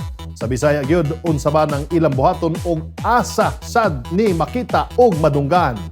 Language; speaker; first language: Cebuano; native; Cebuano